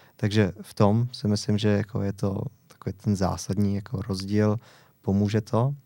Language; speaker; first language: Czech; non-native, fluent; English